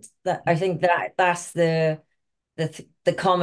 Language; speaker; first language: English; native; English